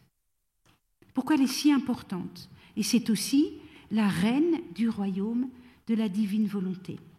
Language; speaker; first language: French; native; French